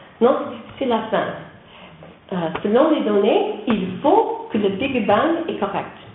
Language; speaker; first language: French; non-native, learner; English